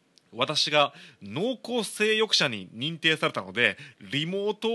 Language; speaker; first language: Japanese; native; Japanese